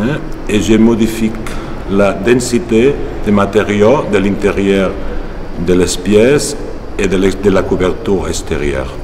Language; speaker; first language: French; non-native, learner; Catalan